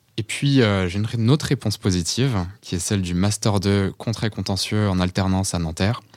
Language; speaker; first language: French; early bilingual, other home language; Portuguese